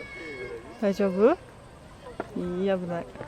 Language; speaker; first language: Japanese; non-native, learner; French